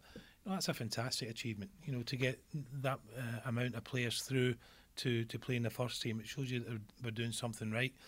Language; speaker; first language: English; native; English